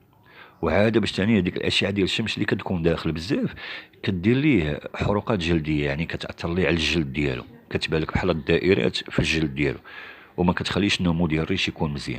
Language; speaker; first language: Arabic; native; Arabic